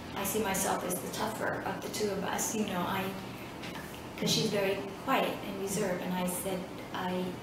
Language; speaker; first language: English; early bilingual, other home language; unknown